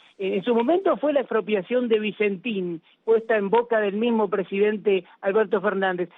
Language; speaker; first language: Spanish; native; Spanish